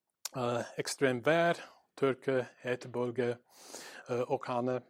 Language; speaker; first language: Norwegian; non-native, learner; English